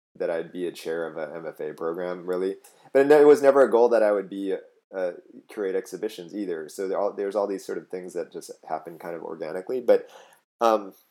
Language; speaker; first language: English; native; English